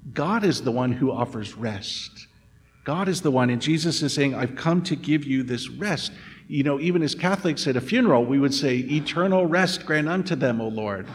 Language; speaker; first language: English; native; English